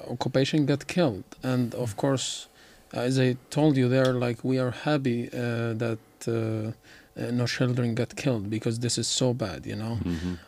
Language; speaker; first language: English; non-native, learner; Arabic